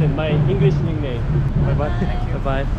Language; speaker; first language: English; non-native, learner; Korean